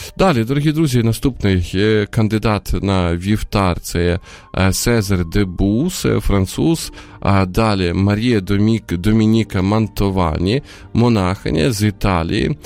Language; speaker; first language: Ukrainian; non-native, local second language; Russian